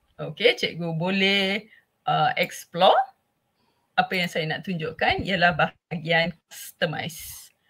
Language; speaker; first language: Malay; non-native, local second language; Tamil